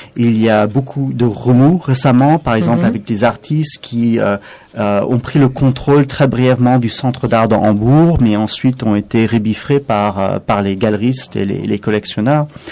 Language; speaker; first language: French; non-native, fluent; German